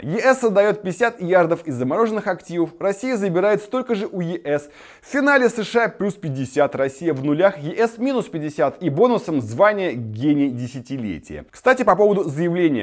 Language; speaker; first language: Russian; native; Russian